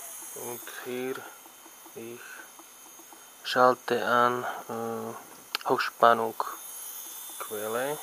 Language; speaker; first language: German; non-native, learner; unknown